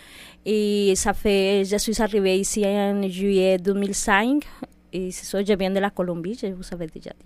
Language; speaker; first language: French; non-native, fluent; Spanish